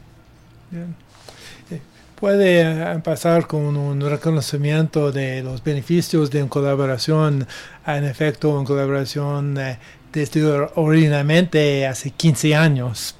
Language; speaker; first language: Spanish; non-native, learner; English